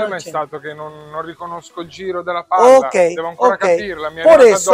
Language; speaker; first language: Italian; native; Italian